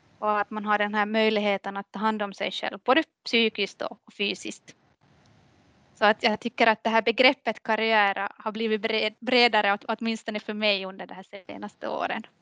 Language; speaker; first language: Swedish; native; Swedish